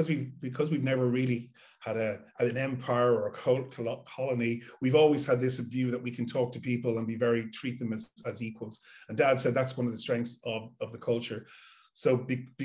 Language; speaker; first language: English; native; English